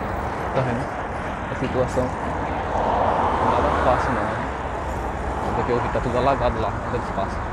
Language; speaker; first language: Portuguese; native; Portuguese